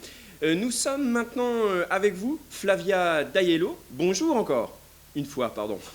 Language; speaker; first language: French; native; French